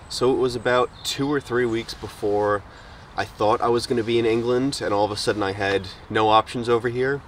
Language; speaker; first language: English; native; English